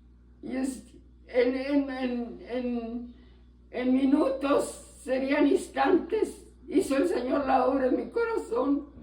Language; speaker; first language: Spanish; native; Spanish